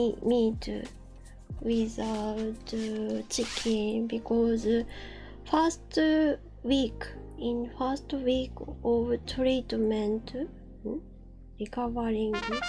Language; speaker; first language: English; non-native, learner; Japanese